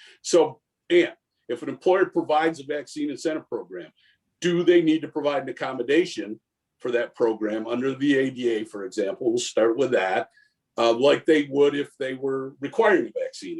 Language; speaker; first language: English; native; English